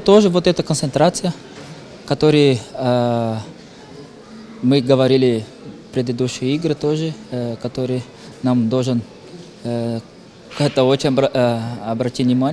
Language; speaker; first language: Russian; non-native, learner; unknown